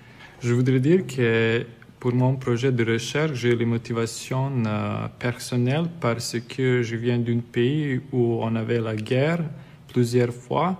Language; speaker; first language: French; non-native, fluent; Serbian